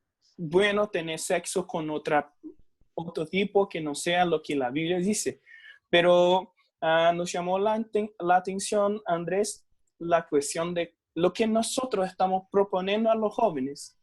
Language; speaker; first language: Spanish; non-native, fluent; Portuguese